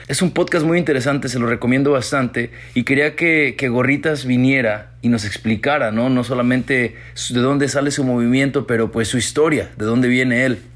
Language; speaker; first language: Spanish; native; Spanish